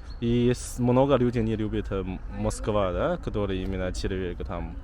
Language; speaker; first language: Russian; non-native, learner; Chinese